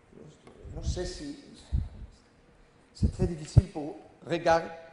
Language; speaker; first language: French; non-native, learner; Spanish